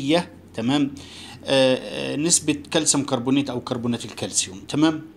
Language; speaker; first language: Arabic; native; Arabic